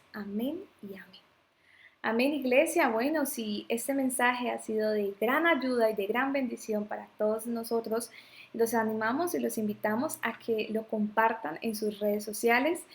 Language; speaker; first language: Spanish; native; Spanish